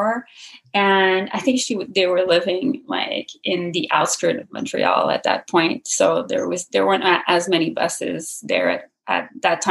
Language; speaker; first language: English; non-native, fluent; French